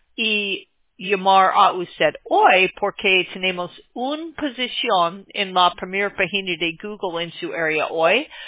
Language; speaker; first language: Spanish; non-native, learner; English